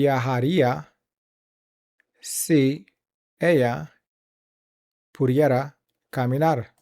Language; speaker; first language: Spanish; non-native, learner; English